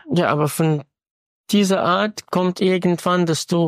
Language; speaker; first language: German; non-native, fluent; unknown